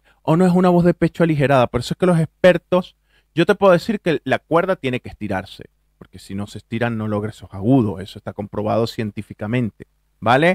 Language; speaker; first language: Spanish; native; Spanish